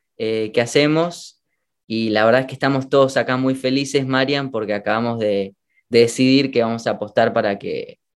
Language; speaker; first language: Spanish; native; Spanish